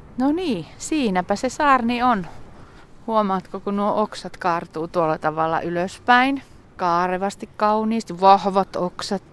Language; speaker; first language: Finnish; native; Finnish